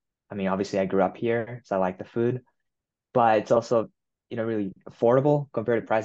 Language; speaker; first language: English; non-native, fluent; Japanese